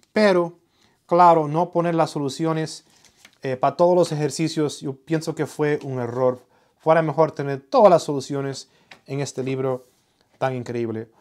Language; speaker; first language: Spanish; early bilingual, heritage; Spanish